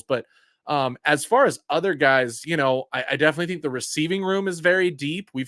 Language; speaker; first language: English; native; English